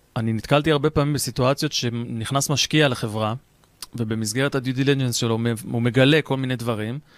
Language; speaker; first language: Hebrew; native; Hebrew